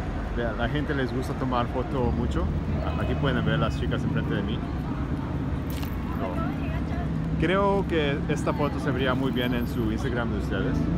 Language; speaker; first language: Spanish; early bilingual, heritage; Spanish